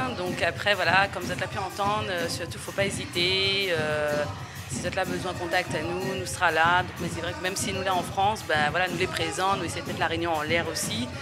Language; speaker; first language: French; non-native, local second language; Réunion Creole French